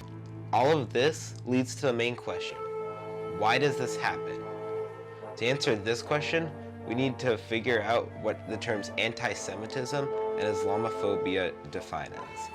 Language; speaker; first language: English; native; English